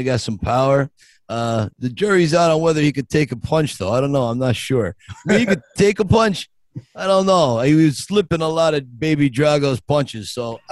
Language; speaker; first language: English; native; English